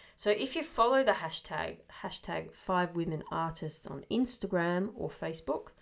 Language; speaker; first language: English; native; English